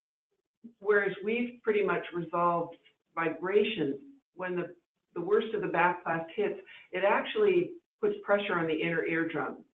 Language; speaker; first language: English; native; English